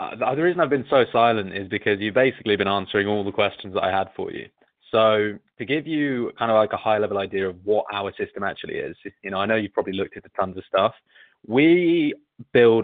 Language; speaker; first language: English; native; English